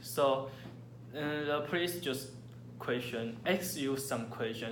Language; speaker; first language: English; non-native, learner; Chinese